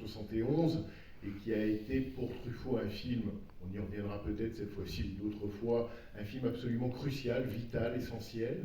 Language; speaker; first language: French; native; French